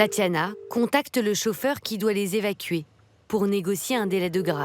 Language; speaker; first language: French; native; French